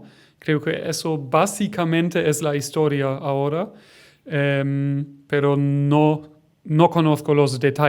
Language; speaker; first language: Spanish; non-native, learner; German